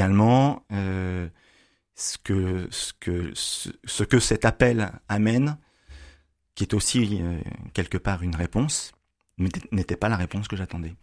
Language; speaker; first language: French; native; French